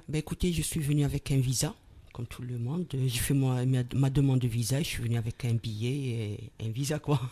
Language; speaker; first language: French; non-native, local second language; Arabic